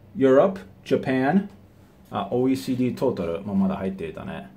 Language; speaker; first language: Japanese; early bilingual, heritage; Japanese